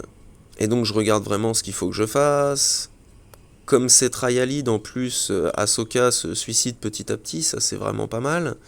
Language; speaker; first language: French; native; French